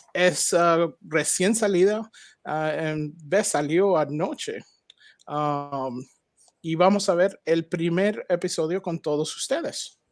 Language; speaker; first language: Spanish; non-native, learner; English